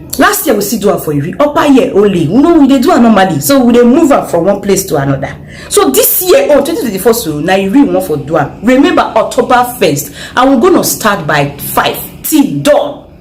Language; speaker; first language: Nigerian Pidgin; non-native, local second language; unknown